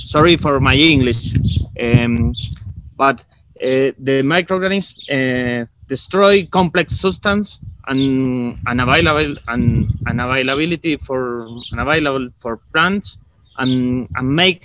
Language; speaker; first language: English; non-native, fluent; Spanish